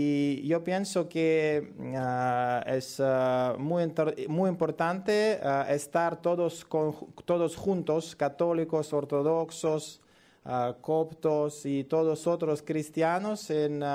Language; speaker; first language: Spanish; non-native, learner; Russian